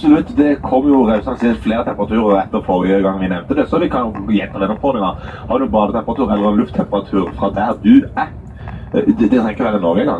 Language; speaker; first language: Norwegian; native; Norwegian